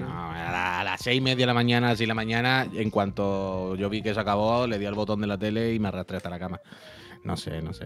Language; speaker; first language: Spanish; native; Spanish